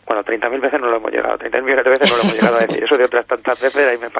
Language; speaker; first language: Spanish; native; Spanish